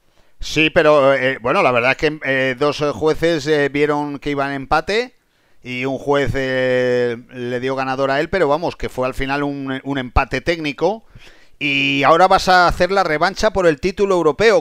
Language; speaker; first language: Spanish; native; Spanish